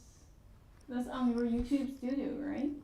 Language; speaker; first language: English; non-native, fluent; Chinese